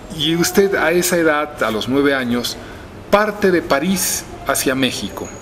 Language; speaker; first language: Spanish; native; Spanish